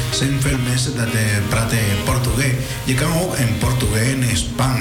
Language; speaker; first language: Dutch; non-native, learner; Spanish